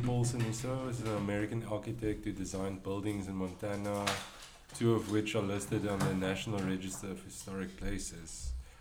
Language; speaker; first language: English; non-native, local second language; Afrikaans